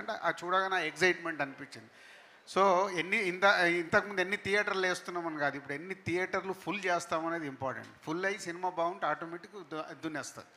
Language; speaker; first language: Telugu; native; Telugu